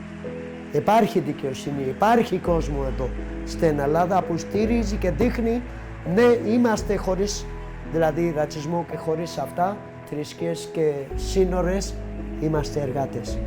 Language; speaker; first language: Greek; non-native, learner; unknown